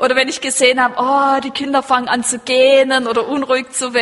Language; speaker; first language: German; native; German